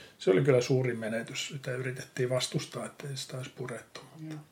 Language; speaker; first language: Finnish; native; Finnish